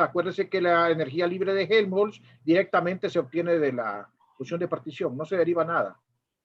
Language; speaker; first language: Spanish; native; Spanish